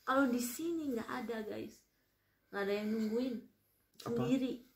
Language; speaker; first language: Indonesian; non-native, local second language; Javanese